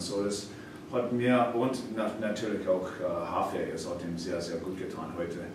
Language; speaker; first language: German; non-native, fluent; English